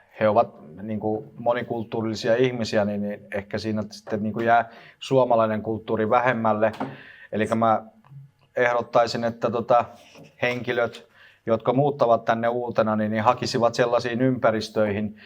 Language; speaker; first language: Finnish; early bilingual, other home language; Turkish